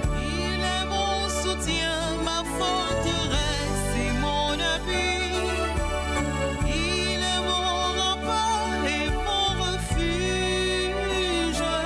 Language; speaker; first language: French; non-native, local second language; Haitian Creole